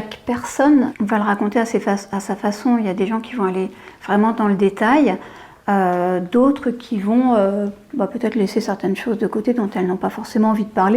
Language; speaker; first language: French; native; French